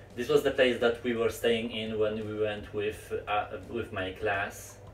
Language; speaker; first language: English; non-native, fluent; Polish